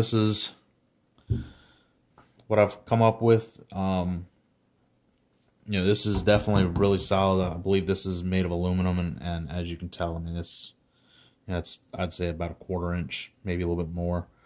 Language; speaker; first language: English; native; English